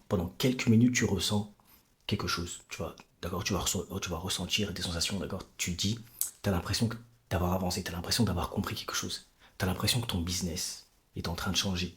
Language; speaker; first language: French; native; French